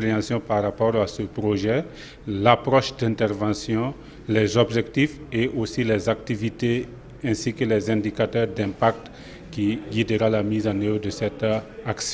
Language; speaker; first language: French; non-native, local second language; Mossi